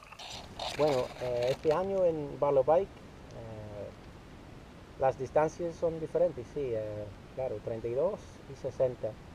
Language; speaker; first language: Spanish; non-native, fluent; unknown